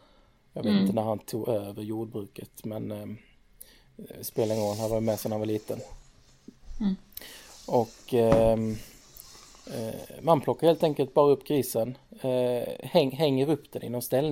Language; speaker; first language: Swedish; native; Swedish